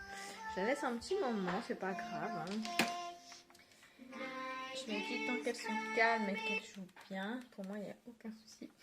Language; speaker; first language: French; native; French